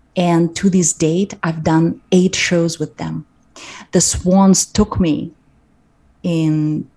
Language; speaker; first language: English; non-native, fluent; Russian